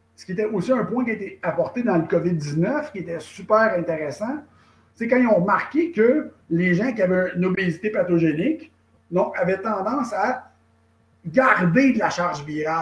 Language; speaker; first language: French; native; French